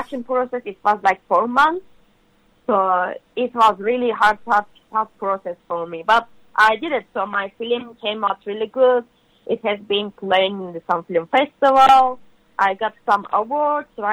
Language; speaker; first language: English; non-native, learner; Turkish